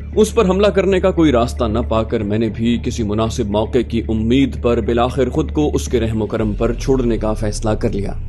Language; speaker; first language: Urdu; native; Urdu